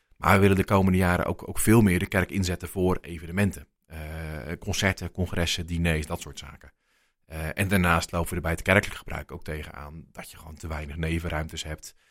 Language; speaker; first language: Dutch; native; Dutch